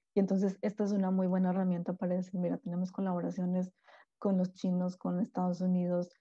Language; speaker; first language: Spanish; native; Spanish